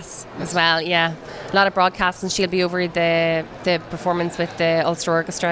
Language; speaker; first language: English; native; English